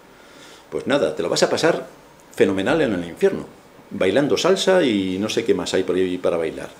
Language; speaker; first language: Spanish; native; Spanish